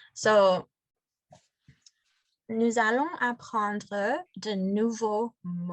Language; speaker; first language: French; non-native, fluent; English